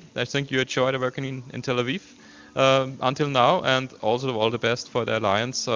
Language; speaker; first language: English; non-native, fluent; German